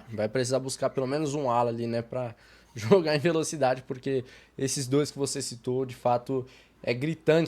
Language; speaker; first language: Portuguese; native; Portuguese